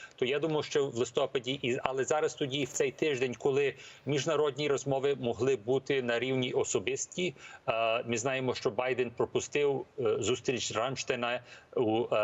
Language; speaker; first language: Ukrainian; early bilingual, heritage; English